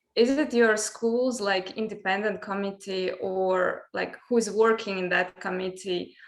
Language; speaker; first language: English; non-native, fluent; Latvian